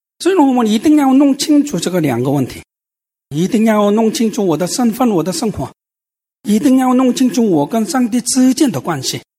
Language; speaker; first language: Chinese; non-native, fluent; Korean